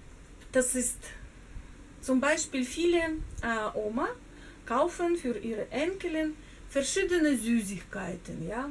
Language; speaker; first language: German; non-native, learner; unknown